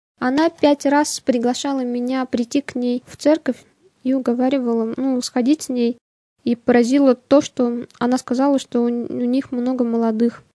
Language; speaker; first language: Russian; native; Russian